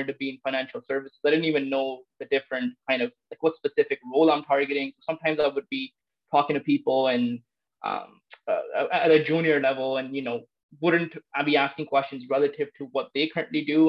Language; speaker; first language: English; non-native, local second language; Punjabi